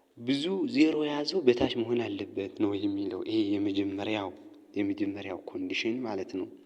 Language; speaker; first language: Amharic; native; Amharic